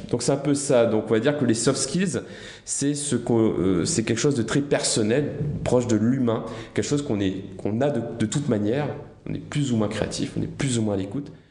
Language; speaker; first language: French; native; French